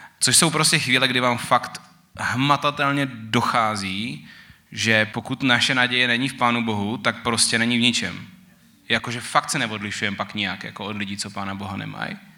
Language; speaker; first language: Czech; native; Czech